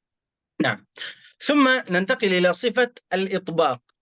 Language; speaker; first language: Arabic; native; Arabic